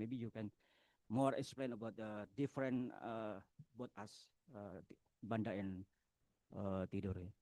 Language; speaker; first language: English; non-native, learner; Indonesian